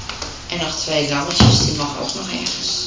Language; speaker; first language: Dutch; native; Dutch